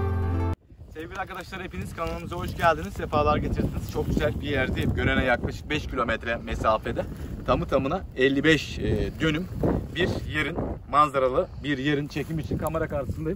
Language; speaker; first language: Turkish; native; Turkish